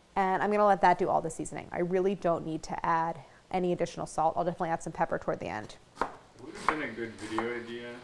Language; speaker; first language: English; native; English